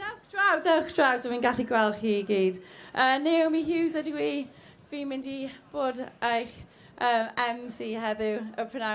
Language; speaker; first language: Welsh; non-native, learner; English